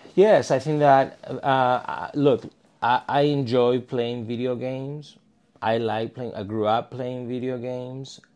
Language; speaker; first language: English; non-native, fluent; Spanish